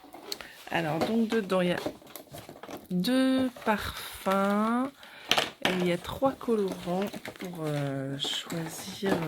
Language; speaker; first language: French; native; French